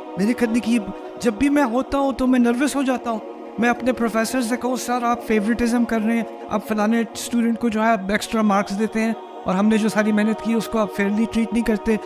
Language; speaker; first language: Urdu; early bilingual, heritage; Urdu